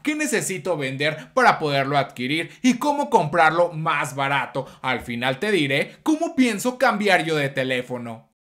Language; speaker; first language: Spanish; native; Spanish